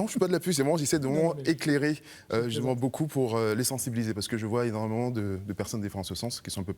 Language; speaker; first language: French; native; French